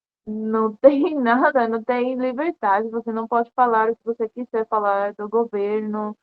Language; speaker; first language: Portuguese; non-native, learner; Spanish